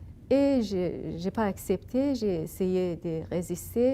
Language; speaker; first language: French; non-native, fluent; Persian